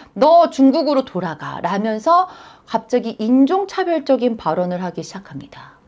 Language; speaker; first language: Korean; native; Korean